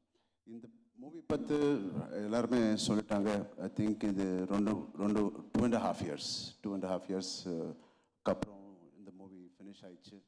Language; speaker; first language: Tamil; non-native, local second language; Telugu